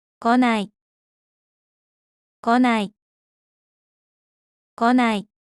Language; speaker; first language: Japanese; non-native, fluent; Korean